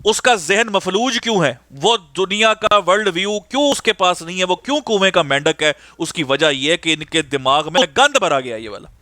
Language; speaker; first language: Urdu; non-native, local second language; Punjabi